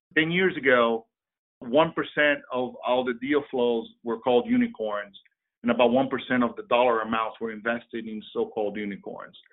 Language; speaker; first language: English; non-native, fluent; Portuguese